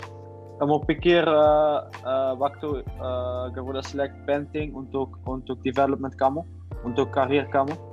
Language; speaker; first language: Indonesian; non-native, learner; Dutch